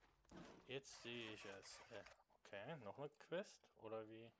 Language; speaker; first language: German; native; German